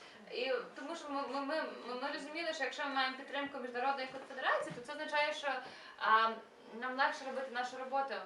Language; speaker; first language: Ukrainian; native; Ukrainian